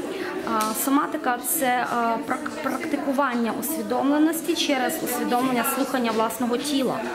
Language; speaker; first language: Ukrainian; native; Ukrainian